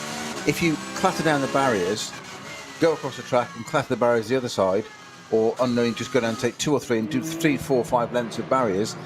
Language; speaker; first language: English; native; English